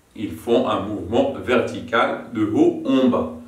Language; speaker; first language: French; non-native, local second language; Arabic